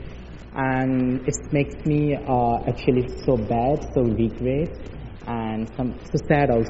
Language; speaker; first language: English; non-native, local second language; Bangla